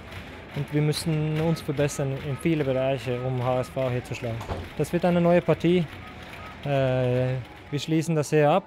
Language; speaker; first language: German; non-native, fluent; Norwegian